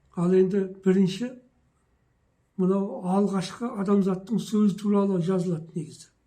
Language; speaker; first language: Kazakh; native; Kazakh